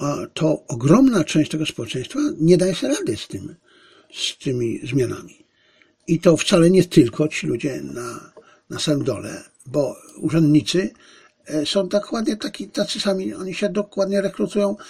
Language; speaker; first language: Polish; native; Polish